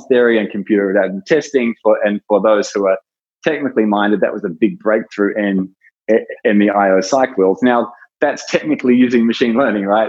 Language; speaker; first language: English; native; English